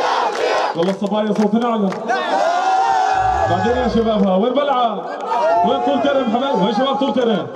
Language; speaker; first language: Arabic; native; Arabic